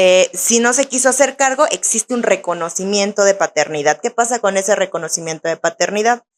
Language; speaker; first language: Spanish; native; Spanish